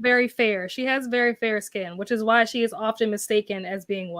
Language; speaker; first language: English; native; English